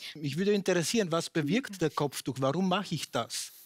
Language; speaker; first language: German; non-native, fluent; Polish